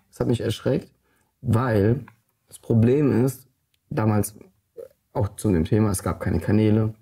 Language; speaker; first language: German; early bilingual, other home language; Polish